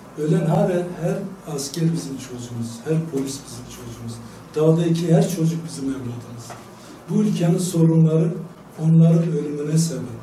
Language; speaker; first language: Turkish; non-native, local second language; Kurdish